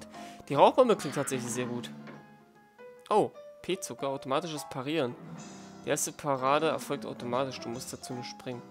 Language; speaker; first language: German; native; German